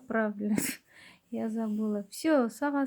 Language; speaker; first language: Russian; native; Russian